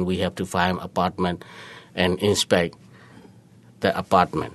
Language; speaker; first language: English; non-native, learner; Burmese